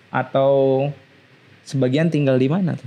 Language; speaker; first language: Indonesian; non-native, local second language; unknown